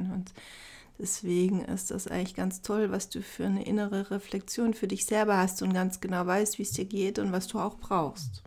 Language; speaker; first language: German; native; German